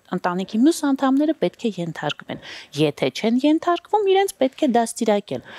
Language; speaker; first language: Armenian; native; Armenian